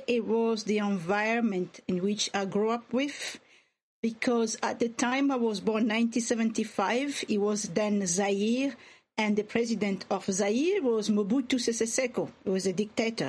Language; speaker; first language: English; non-native, fluent; Swahili